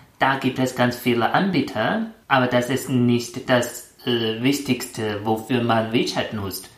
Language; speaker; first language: German; non-native, fluent; Chinese